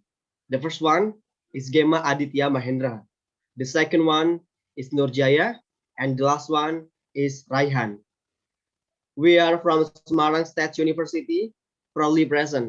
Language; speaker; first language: English; non-native, learner; Indonesian